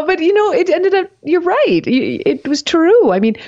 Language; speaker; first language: English; native; English